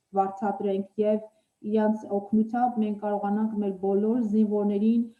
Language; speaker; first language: Armenian; native; Armenian